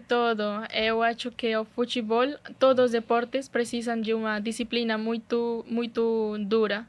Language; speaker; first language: Portuguese; non-native, learner; Spanish